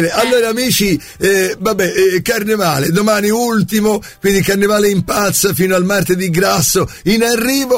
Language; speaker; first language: Italian; native; Italian